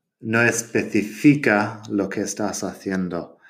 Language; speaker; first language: Spanish; non-native, fluent; English